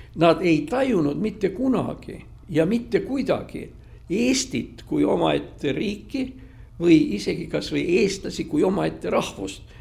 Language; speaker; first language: Estonian; non-native, local second language; Russian